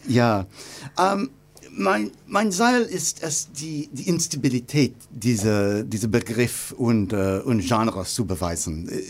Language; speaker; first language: German; non-native, learner; English